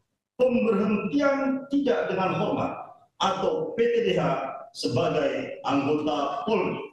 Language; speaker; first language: Indonesian; native; Indonesian